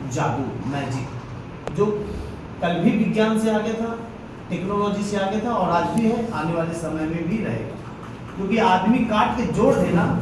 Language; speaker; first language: Hindi; native; Hindi